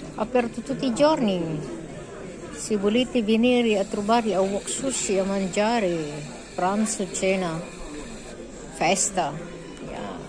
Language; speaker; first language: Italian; non-native, learner; Filipino